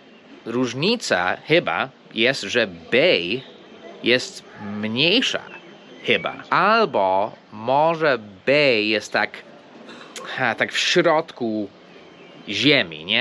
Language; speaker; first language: Polish; early bilingual, heritage; Polish